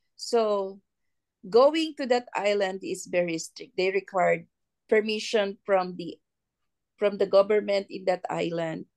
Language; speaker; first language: English; non-native, local second language; Filipino